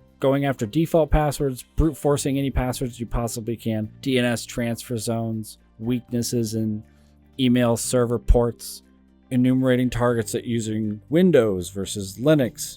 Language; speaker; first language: English; native; English